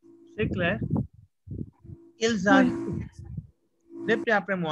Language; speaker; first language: French; non-native, fluent; Hindi